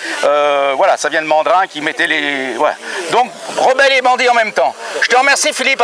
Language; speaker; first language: French; native; French